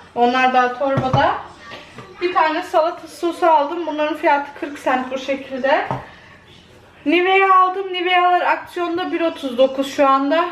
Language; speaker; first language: Turkish; early bilingual, other home language; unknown